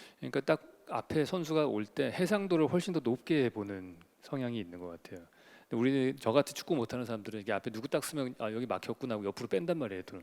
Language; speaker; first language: Korean; native; Korean